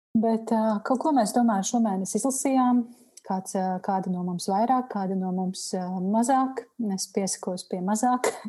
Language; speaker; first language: Latvian; native; Latvian